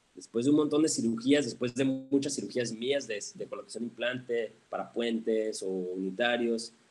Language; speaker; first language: Spanish; early bilingual, heritage; Spanish